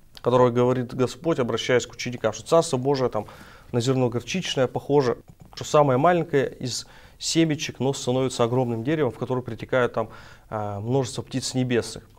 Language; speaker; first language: Russian; native; Russian